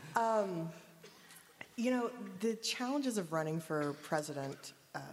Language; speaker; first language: English; native; English